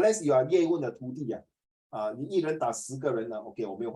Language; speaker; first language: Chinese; native; Chinese